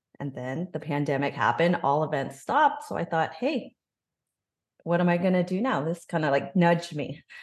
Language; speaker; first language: English; native; English